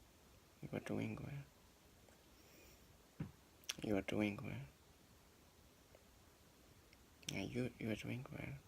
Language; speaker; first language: English; non-native, learner; Japanese